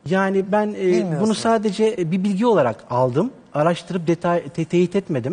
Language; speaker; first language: Turkish; native; Turkish